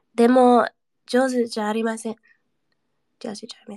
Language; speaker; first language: Japanese; non-native, learner; English